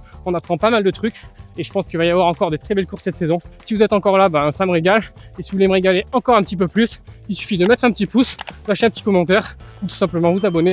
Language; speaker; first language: French; native; French